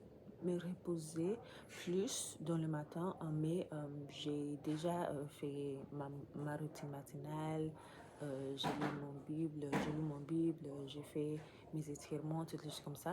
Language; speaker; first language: French; non-native, learner; English